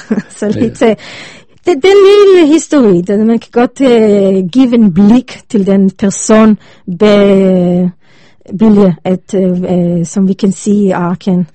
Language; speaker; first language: Danish; non-native, learner; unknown